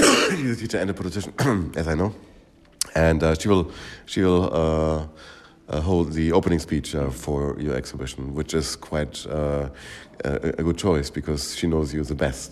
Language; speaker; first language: English; non-native, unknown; German